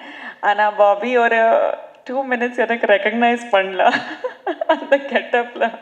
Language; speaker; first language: Tamil; non-native, learner; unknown